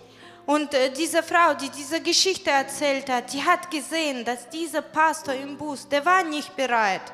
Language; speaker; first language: German; non-native, fluent; Russian